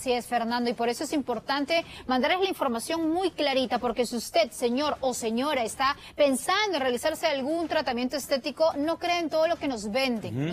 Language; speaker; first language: Spanish; native; Spanish